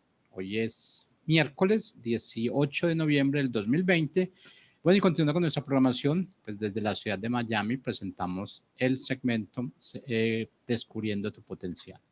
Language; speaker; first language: Spanish; native; Spanish